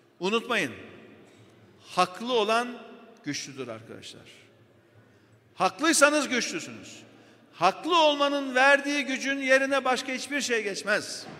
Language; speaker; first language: Turkish; native; Turkish